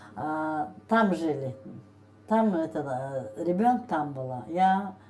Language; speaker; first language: Russian; non-native, local second language; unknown